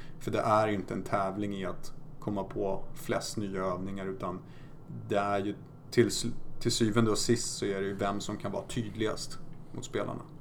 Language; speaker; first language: Swedish; early bilingual, other home language; Polish